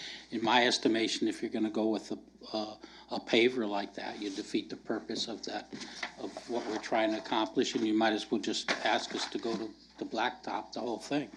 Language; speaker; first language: English; native; English